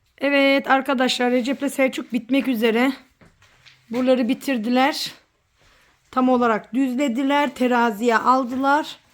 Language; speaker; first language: Turkish; early bilingual, heritage; Turkish